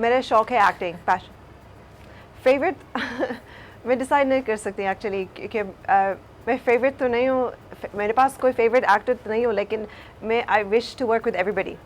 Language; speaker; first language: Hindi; early bilingual, heritage; Hindi